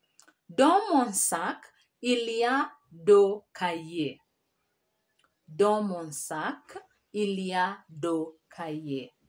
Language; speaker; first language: French; non-native, fluent; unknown